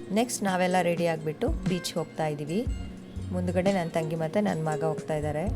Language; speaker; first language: Kannada; non-native, local second language; Tulu